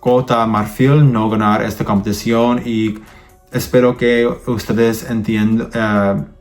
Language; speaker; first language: Spanish; non-native, learner; English